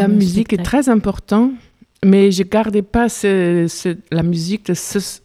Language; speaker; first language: French; non-native, fluent; German